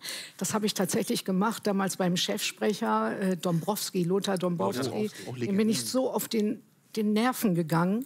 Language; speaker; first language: German; native; German